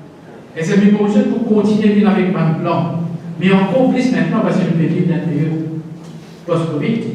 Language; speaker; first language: French; non-native, local second language; Morisyen